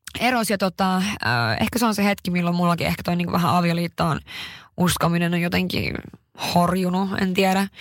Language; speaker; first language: Finnish; early bilingual, heritage; Finnish